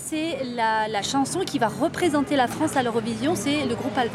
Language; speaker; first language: French; native; French